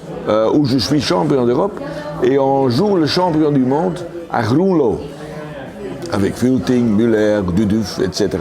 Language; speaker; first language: French; non-native, local second language; Dutch